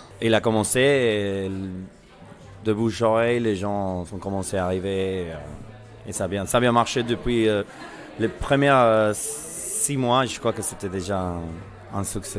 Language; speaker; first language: French; non-native, fluent; Spanish